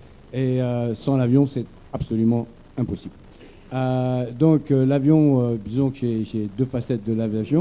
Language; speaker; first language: French; native; French